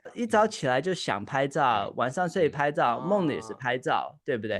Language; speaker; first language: Chinese; early bilingual, heritage; Chinese